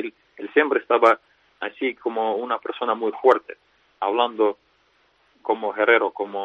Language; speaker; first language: Spanish; non-native, fluent; Russian